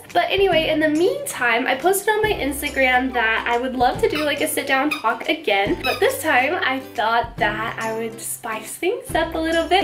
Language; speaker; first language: English; early bilingual, other home language; Romanian